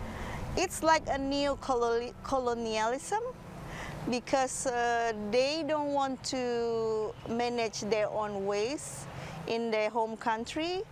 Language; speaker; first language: English; non-native, fluent; Indonesian